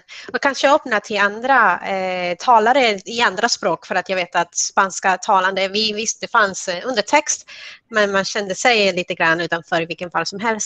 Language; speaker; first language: Swedish; non-native, fluent; Spanish